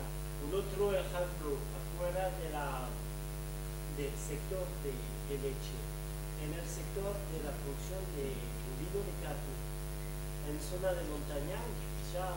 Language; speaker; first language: Spanish; non-native, fluent; French